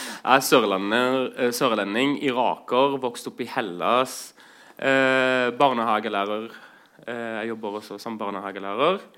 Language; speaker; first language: Norwegian; non-native, fluent; Arabic